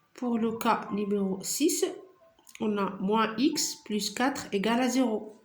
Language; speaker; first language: French; non-native, local second language; Arabic